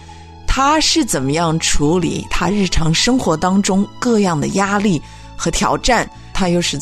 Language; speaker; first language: Chinese; native; Chinese